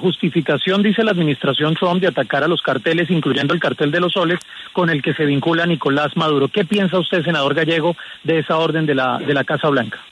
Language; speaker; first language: Spanish; native; Spanish